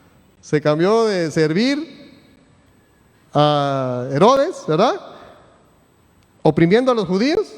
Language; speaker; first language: Spanish; native; Spanish